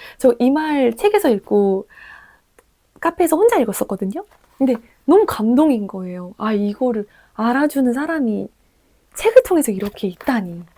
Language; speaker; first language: Korean; native; Korean